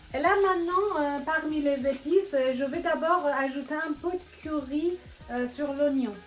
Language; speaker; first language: French; non-native, fluent; Persian